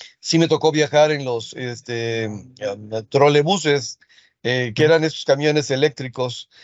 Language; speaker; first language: Spanish; early bilingual, other home language; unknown